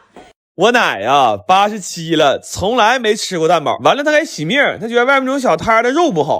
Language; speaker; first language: Chinese; native; Chinese